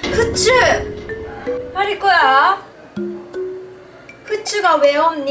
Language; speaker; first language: Korean; non-native, fluent; Japanese